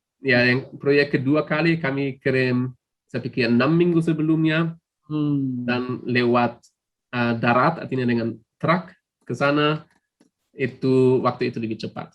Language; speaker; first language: Indonesian; non-native, fluent; German